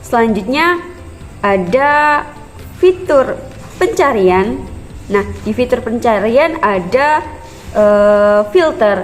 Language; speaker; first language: Indonesian; native; Indonesian